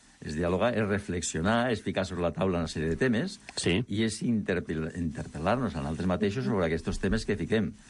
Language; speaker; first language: Catalan; non-native, local second language; Spanish